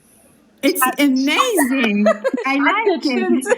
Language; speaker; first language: English; non-native, learner; Arabic